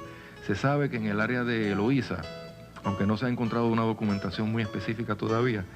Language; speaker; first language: Spanish; native; Spanish